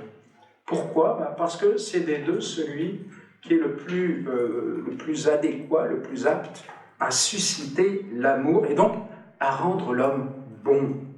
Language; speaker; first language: French; native; French